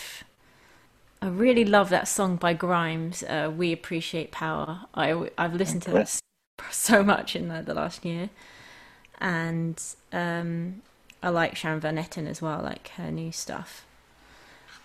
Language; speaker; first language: English; native; English